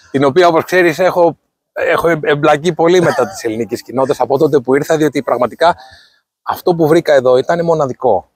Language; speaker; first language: Greek; native; Greek